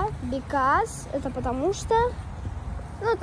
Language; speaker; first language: Russian; early bilingual, heritage; Russian